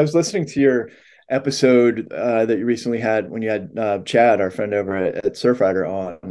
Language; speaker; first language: English; native; English